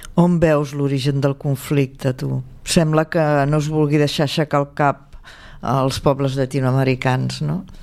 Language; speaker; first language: Catalan; native; Catalan